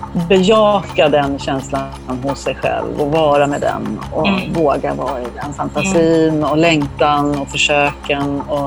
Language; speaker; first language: Swedish; native; Swedish